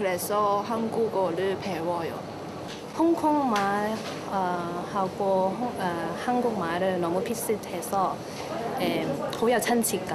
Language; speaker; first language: Korean; non-native, learner; Cantonese